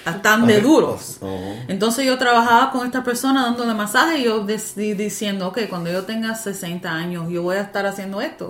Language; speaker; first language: Spanish; early bilingual, heritage; Spanish